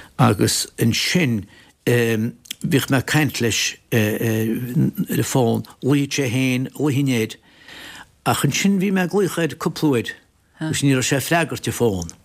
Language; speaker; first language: Irish; native; Irish